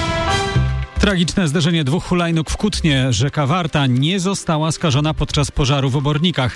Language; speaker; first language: Polish; native; Polish